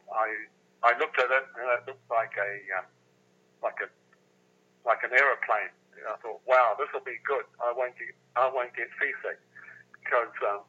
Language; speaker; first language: English; native; English